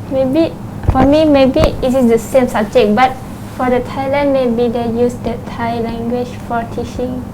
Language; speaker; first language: English; non-native, learner; Thai